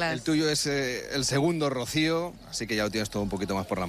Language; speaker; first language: Spanish; native; Spanish